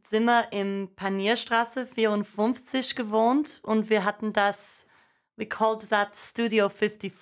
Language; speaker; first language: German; non-native, learner; English